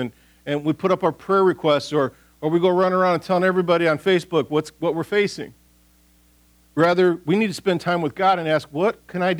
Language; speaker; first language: English; native; English